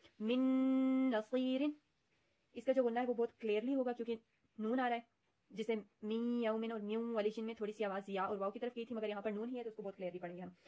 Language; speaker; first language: Urdu; native; Urdu